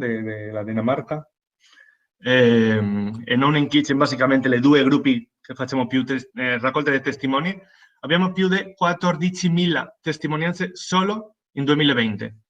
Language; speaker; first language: Italian; non-native, fluent; Spanish